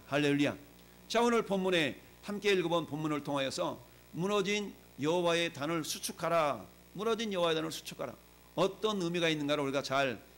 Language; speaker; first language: Korean; native; Korean